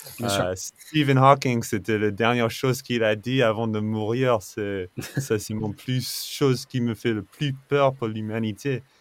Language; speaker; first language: French; non-native, fluent; English